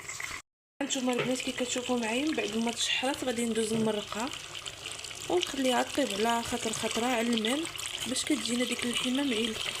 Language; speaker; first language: Arabic; native; Arabic